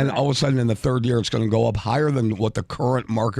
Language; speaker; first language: English; native; English